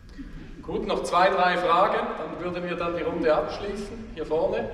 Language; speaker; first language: German; native; German